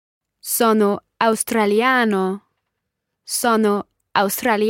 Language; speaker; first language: Italian; non-native, learner; English